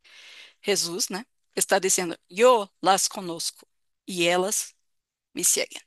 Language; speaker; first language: Spanish; non-native, fluent; Portuguese